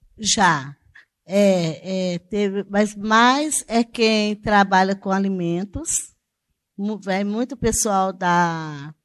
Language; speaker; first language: Portuguese; native; Portuguese